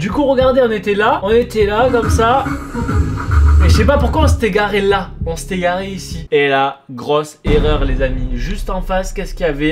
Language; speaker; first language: French; native; French